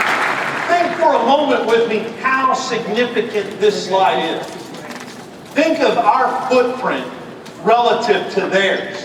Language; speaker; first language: English; native; English